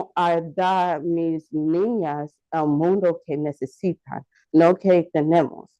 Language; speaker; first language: Spanish; non-native, learner; English